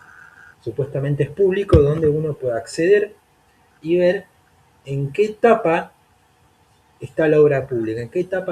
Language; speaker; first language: Spanish; native; Spanish